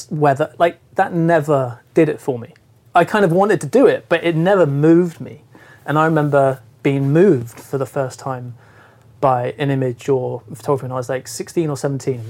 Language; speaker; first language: English; native; English